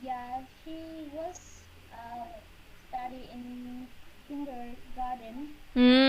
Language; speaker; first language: English; non-native, learner; Vietnamese